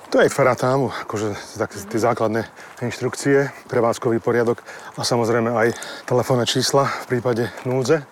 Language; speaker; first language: Slovak; native; Slovak